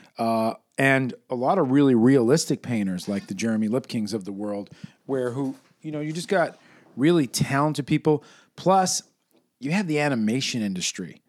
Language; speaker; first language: English; native; English